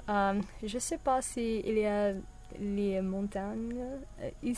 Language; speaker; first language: French; non-native, learner; English